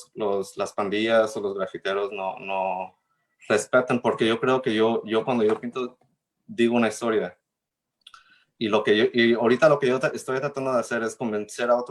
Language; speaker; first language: Spanish; early bilingual, heritage; Spanish